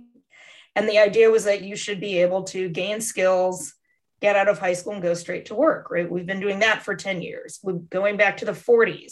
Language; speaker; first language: English; native; English